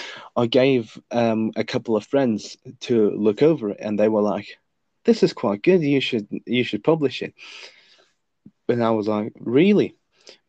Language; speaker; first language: English; non-native, fluent; Lithuanian